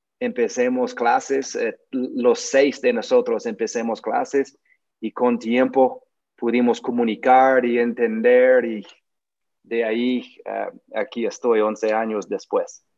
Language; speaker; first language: Spanish; non-native, learner; English